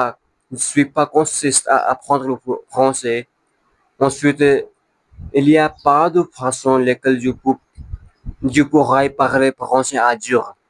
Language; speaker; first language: French; non-native, learner; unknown